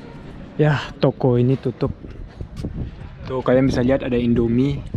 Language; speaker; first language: Indonesian; early bilingual, heritage; German